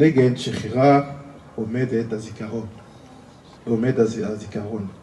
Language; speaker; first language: Hebrew; non-native, learner; French